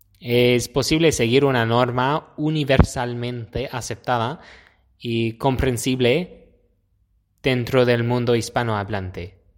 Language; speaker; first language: Spanish; non-native, fluent; English